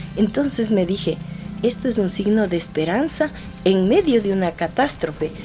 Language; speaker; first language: Spanish; native; Spanish